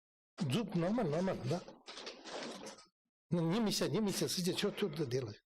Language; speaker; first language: Russian; non-native, learner; Tibetan